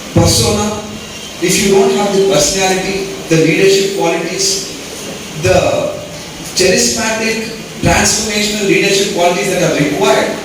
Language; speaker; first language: English; non-native, local second language; Telugu